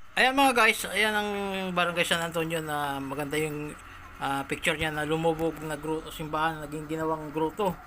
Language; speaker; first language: Filipino; native; Filipino